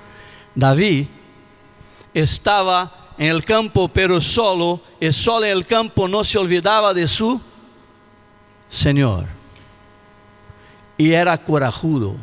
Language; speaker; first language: Spanish; non-native, learner; Portuguese